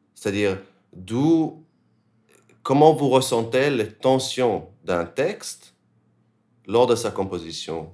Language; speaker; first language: French; native; French